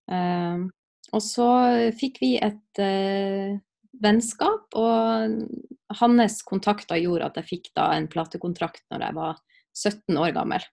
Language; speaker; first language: Norwegian; native; Norwegian